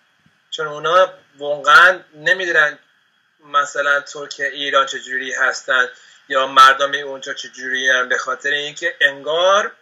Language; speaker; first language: Persian; non-native, fluent; Spanish